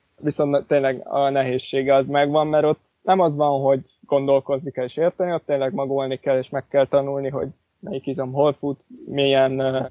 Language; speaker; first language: Hungarian; native; Hungarian